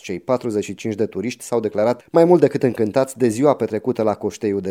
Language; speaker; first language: Romanian; native; Romanian